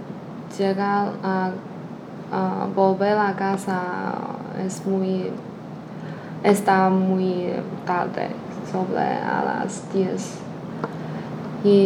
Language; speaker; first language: Spanish; non-native, learner; Chinese